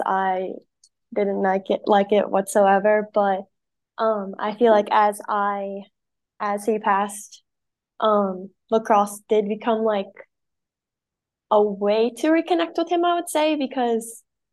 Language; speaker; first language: English; native; English